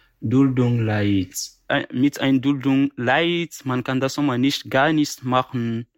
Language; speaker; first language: German; non-native, learner; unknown